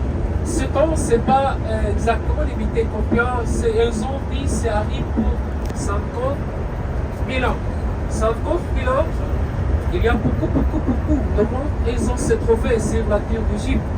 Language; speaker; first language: French; non-native, learner; Arabic